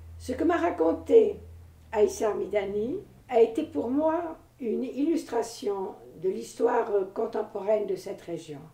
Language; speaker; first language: French; native; French